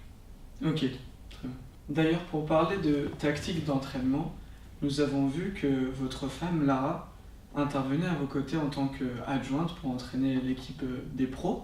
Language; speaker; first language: French; native; French